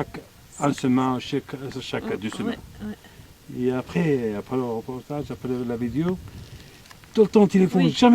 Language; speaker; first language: French; non-native, learner; Arabic